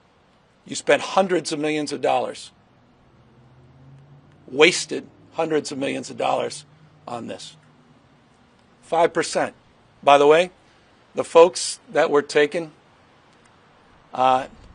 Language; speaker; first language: English; native; English